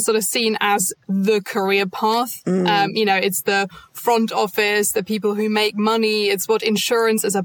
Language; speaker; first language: English; non-native, fluent; German